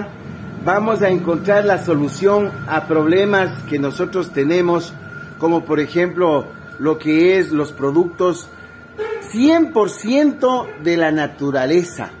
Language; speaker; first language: Spanish; native; Spanish